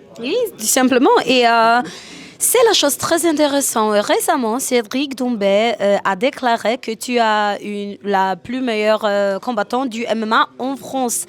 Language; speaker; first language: French; non-native, learner; Polish